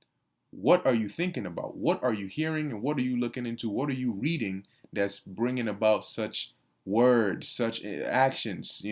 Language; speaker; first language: English; native; English